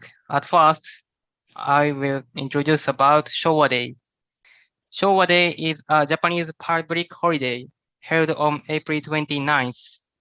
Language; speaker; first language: English; non-native, learner; Japanese